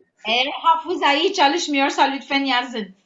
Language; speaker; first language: Turkish; non-native, fluent; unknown